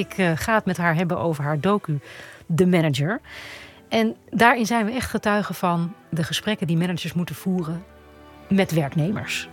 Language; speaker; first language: Dutch; native; Dutch